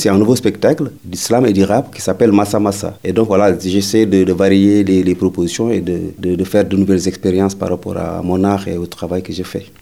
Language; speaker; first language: French; non-native, local second language; Wolof